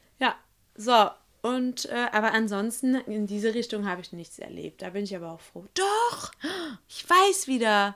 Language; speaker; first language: German; native; German